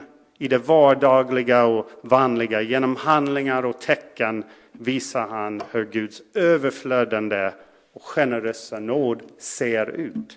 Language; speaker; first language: Swedish; non-native, fluent; English